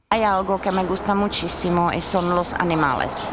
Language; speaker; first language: Spanish; non-native, fluent; Czech